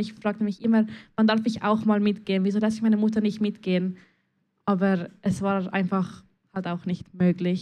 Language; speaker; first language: German; early bilingual, other home language; Spanish